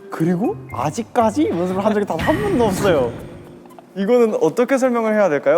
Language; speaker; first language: Korean; native; Korean